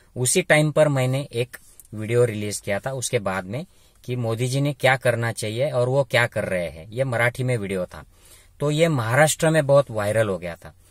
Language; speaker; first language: Hindi; non-native, local second language; Marathi